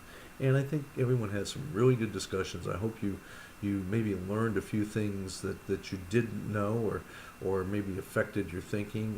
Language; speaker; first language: English; native; English